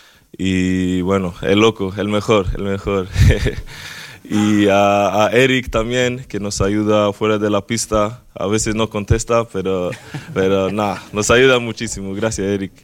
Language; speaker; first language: Spanish; non-native, fluent; Swedish